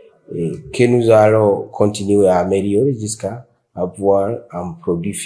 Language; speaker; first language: French; non-native, local second language; Rundi